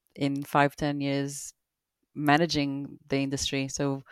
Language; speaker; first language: English; non-native, fluent; Hebrew